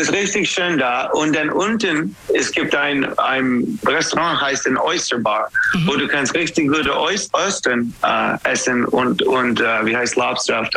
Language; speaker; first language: German; non-native, learner; English